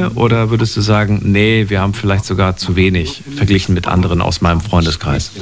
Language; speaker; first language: German; native; German